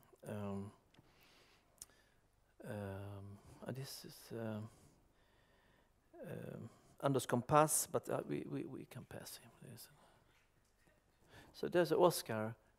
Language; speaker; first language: English; non-native, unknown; Swedish